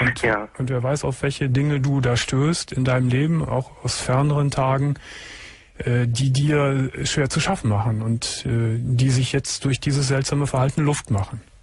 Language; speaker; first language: German; native; German